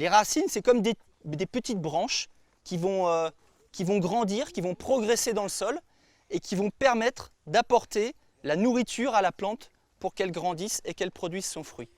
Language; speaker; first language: French; native; French